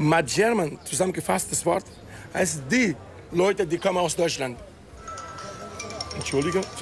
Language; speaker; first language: German; non-native, learner; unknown